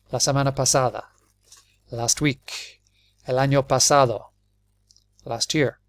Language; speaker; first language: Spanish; non-native, fluent; English